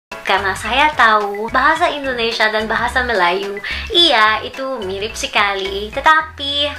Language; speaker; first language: Indonesian; non-native, learner; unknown